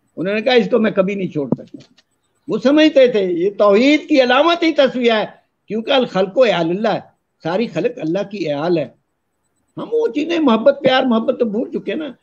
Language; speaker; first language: Urdu; non-native, local second language; Punjabi